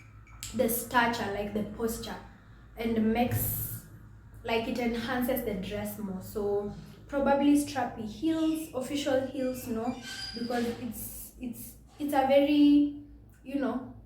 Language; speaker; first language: English; non-native, local second language; Swahili